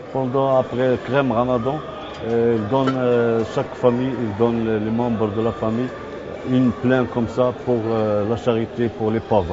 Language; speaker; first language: French; non-native, local second language; Arabic